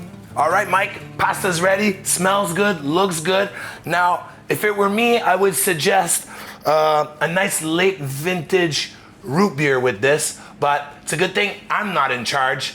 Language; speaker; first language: English; native; English